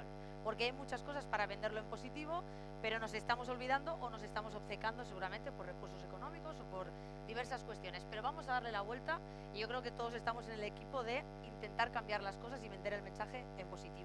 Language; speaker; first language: Spanish; native; Spanish